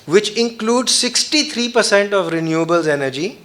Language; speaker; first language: English; non-native, local second language; Urdu